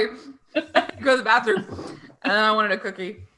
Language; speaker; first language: English; native; English